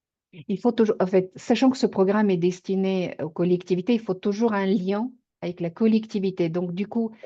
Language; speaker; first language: French; native; French